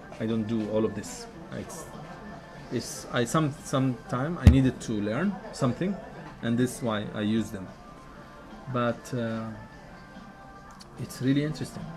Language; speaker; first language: English; non-native, fluent; Arabic